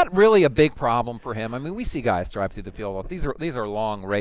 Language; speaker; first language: English; native; English